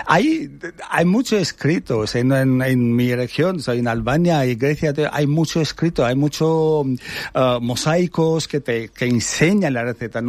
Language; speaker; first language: Spanish; non-native, fluent; Albanian